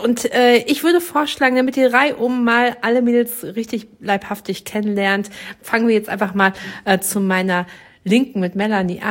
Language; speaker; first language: German; native; German